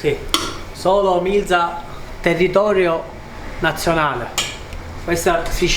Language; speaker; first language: Italian; native; Italian